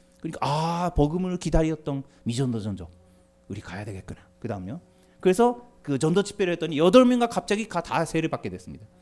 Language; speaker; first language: Korean; non-native, fluent; Japanese